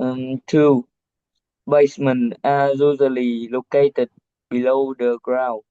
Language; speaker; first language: English; non-native, learner; Vietnamese